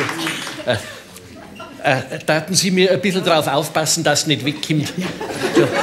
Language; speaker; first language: German; native; German